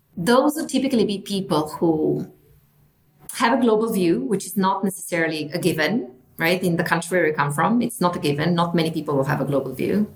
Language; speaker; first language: English; non-native, fluent; Italian